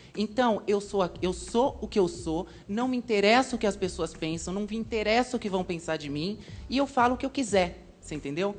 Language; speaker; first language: Portuguese; native; Portuguese